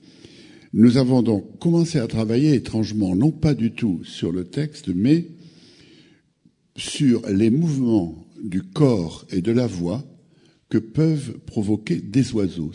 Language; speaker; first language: French; native; French